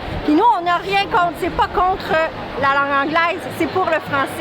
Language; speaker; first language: French; native; French